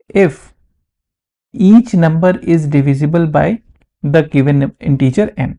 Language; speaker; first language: English; non-native, local second language; Hindi